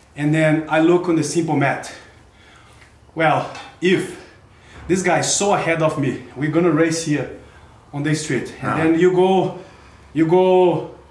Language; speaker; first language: English; non-native, learner; Portuguese